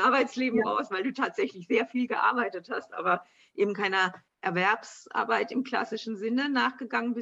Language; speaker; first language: German; native; German